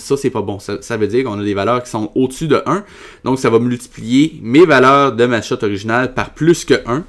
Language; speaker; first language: French; native; French